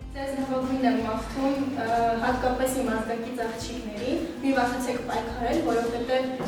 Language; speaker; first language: Armenian; non-native, local second language; Kurdish